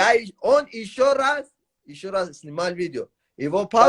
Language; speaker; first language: Russian; non-native, learner; Tajik